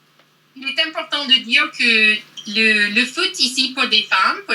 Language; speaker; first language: French; non-native, learner; English